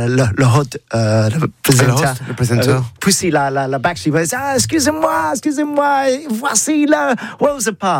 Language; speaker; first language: French; non-native, learner; English